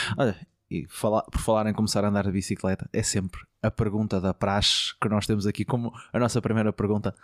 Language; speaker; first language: Portuguese; native; Portuguese